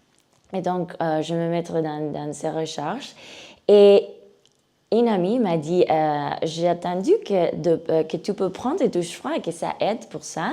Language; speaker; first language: French; non-native, learner; Spanish